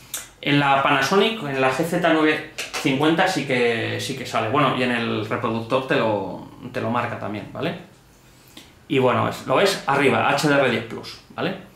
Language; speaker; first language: Spanish; native; Spanish